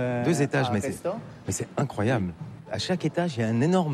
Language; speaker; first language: French; native; French